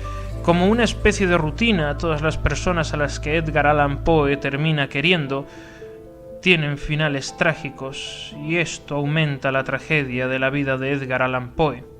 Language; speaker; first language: Spanish; native; Spanish